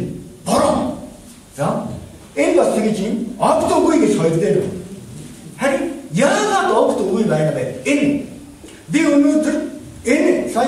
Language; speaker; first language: Mongolian; non-native, fluent; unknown